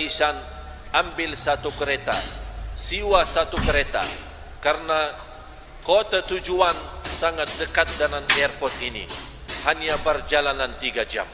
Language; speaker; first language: Malay; non-native, fluent; Arabic